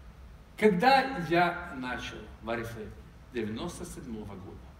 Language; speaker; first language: Russian; non-native, fluent; Swedish